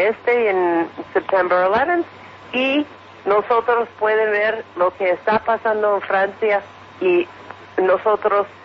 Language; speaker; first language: Spanish; non-native, fluent; English